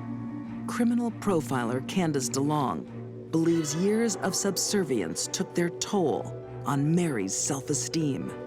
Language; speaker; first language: English; native; English